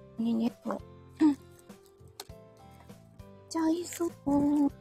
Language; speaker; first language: Japanese; native; Japanese